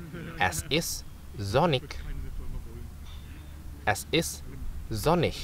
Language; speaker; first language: German; non-native, fluent; Indonesian